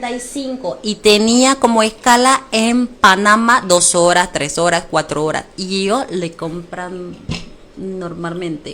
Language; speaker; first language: Spanish; non-native, fluent; Haitian Creole